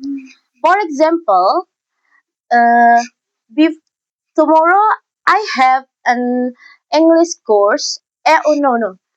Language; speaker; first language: English; non-native, learner; Indonesian